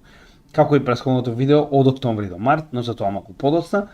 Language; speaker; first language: Macedonian; native; Macedonian